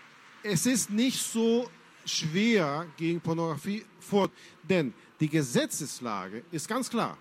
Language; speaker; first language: German; non-native, fluent; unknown